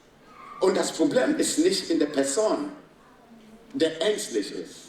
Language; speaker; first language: German; non-native, fluent; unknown